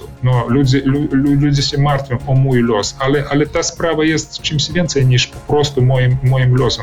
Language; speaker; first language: Polish; early bilingual, heritage; Polish